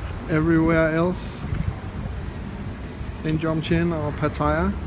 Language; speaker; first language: English; non-native, fluent; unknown